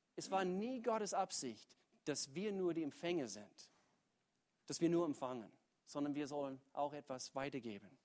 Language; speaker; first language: German; non-native, fluent; English